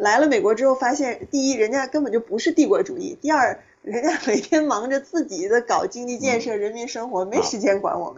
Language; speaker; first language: Chinese; native; Chinese